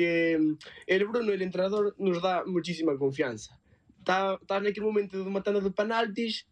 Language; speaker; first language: Spanish; non-native, learner; Portuguese